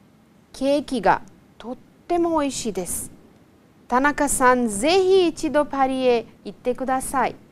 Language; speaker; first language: Japanese; non-native, fluent; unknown